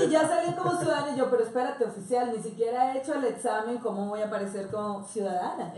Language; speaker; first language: Spanish; native; Spanish